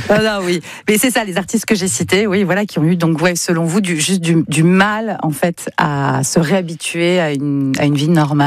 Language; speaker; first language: French; native; French